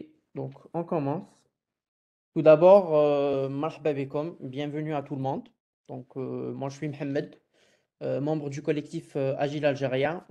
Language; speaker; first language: French; non-native, local second language; Arabic